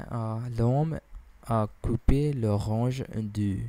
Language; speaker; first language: French; non-native, learner; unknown